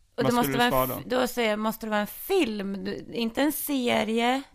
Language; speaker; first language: Swedish; native; Swedish